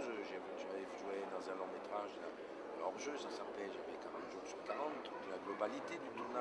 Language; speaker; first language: French; native; French